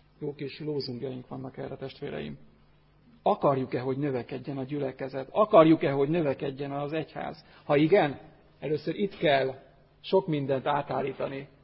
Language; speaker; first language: Hungarian; native; Hungarian